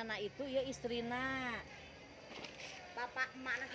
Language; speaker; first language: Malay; non-native, local second language; Sundanese